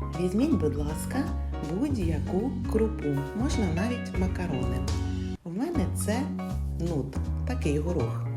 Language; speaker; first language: Ukrainian; native; Ukrainian